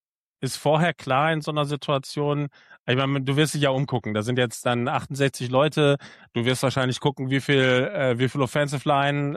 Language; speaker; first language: German; native; German